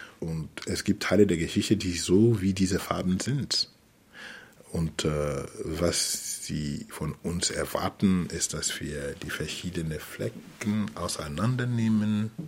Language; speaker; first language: German; non-native, fluent; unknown